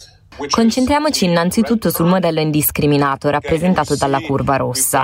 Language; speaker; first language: Italian; native; Italian